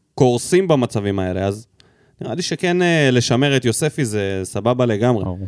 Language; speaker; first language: Hebrew; early bilingual, other home language; Russian